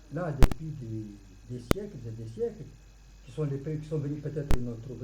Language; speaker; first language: French; non-native, local second language; Arabic